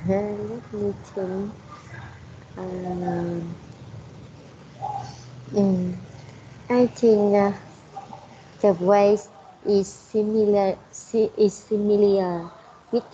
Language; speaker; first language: English; non-native, learner; Vietnamese